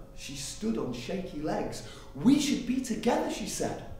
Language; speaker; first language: English; native; English